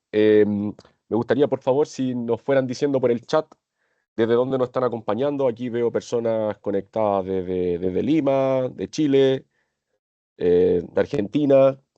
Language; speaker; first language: Spanish; native; Spanish